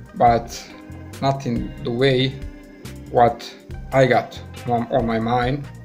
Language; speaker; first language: English; non-native, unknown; Serbian